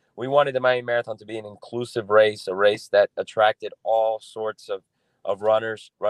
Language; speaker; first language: English; native; English